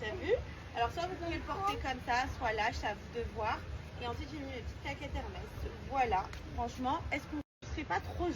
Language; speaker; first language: French; native; French